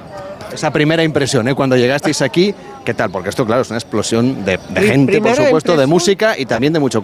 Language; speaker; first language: Spanish; native; Spanish